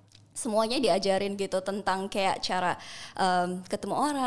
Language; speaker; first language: Indonesian; early bilingual, heritage; Indonesian